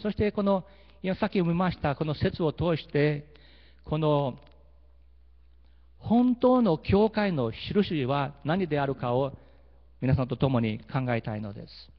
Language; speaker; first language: Japanese; early bilingual, heritage; Portuguese